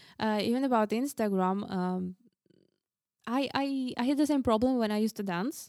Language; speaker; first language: English; non-native, fluent; Russian